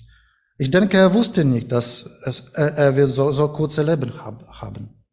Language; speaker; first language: German; non-native, learner; Ukrainian